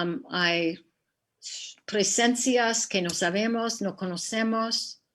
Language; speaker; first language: Spanish; non-native, fluent; English